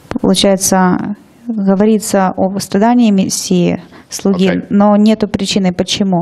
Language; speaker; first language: Russian; native; Russian